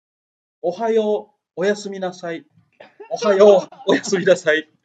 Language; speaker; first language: Japanese; native; Japanese